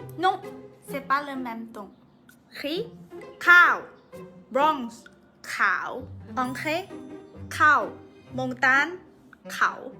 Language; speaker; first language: French; non-native, learner; Thai